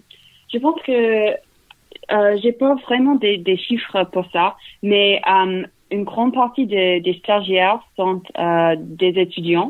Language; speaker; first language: French; non-native, learner; English